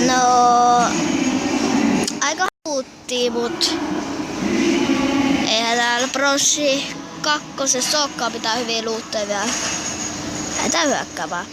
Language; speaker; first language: Finnish; native; Finnish